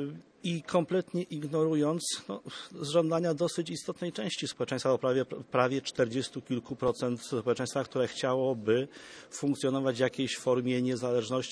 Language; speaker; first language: Polish; native; Polish